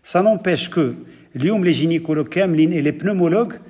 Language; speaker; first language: French; non-native, local second language; Arabic